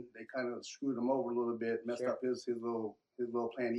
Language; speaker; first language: English; native; English